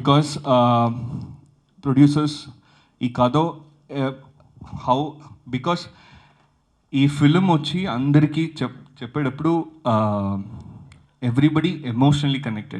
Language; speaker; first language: Telugu; early bilingual, heritage; Telugu